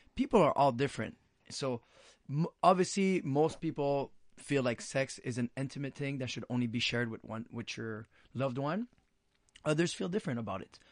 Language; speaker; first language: English; native; English